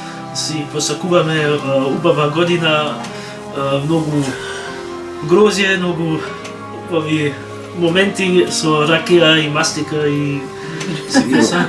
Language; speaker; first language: Macedonian; early bilingual, heritage; Macedonian